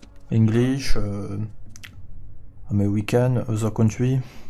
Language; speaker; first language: English; non-native, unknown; French